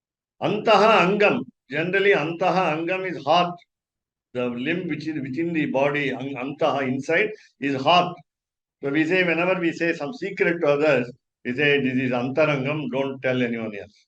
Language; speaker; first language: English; non-native, local second language; Tamil